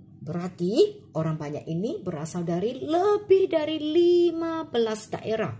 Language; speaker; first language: Indonesian; native; Indonesian